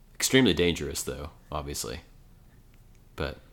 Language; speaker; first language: English; native; English